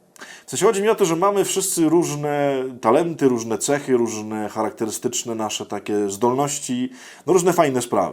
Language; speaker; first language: Polish; native; Polish